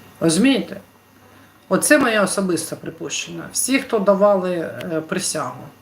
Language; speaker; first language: Ukrainian; non-native, local second language; Russian